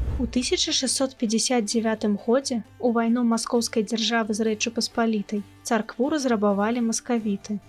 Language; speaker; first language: Belarusian; native; Belarusian